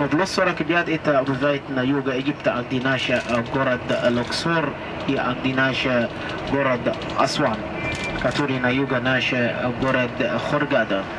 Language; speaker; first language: Russian; non-native, learner; Arabic